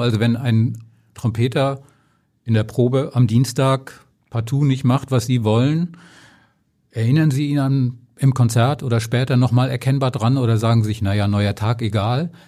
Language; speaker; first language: German; native; German